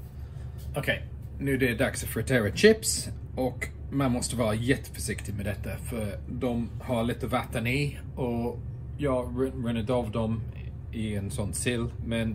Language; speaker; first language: Swedish; non-native, fluent; English